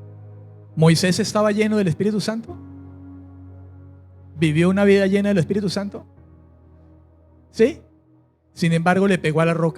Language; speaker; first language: Spanish; native; Spanish